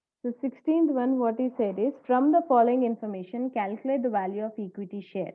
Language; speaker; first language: English; non-native, local second language; Telugu